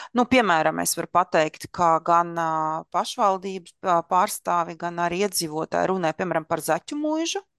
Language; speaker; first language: Latvian; non-native, local second language; Russian